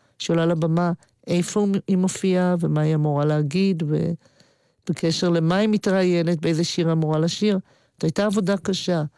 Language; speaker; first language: Hebrew; native; Hebrew